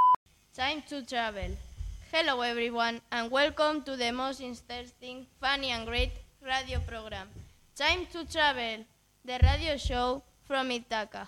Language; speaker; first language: English; non-native, learner; Catalan